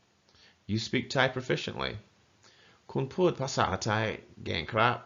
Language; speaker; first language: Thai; non-native, fluent; English